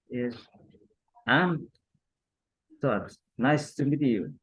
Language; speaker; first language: English; non-native, learner; Vietnamese